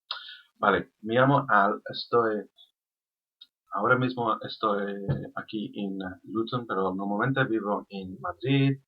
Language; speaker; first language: Spanish; non-native, learner; English